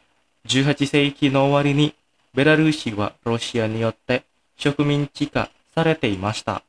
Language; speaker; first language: Japanese; non-native, fluent; Indonesian